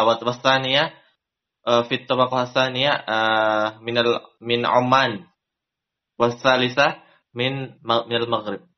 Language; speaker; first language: Arabic; non-native, fluent; Indonesian